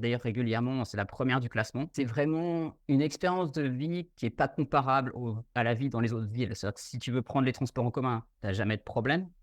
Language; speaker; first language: French; native; French